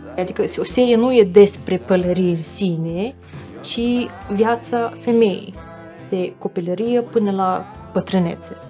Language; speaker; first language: Romanian; non-native, fluent; Russian